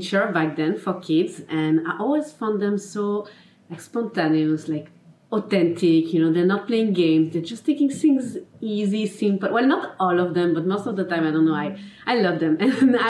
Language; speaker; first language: English; non-native, fluent; French